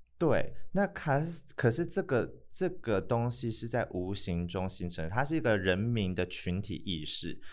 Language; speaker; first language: Chinese; native; Chinese